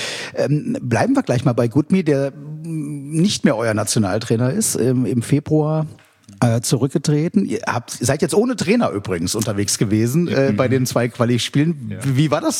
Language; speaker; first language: German; native; German